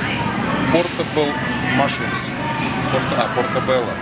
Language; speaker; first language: English; non-native, learner; Russian